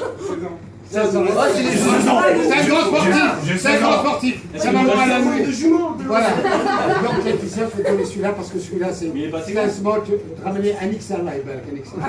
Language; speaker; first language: French; native; French